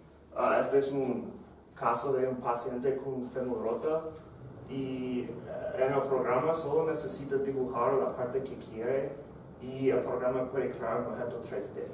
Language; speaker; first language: Spanish; non-native, fluent; English